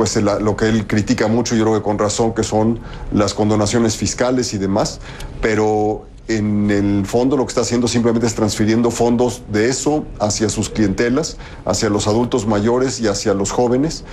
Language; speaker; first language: Spanish; native; Spanish